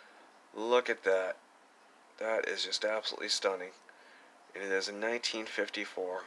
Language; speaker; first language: English; native; English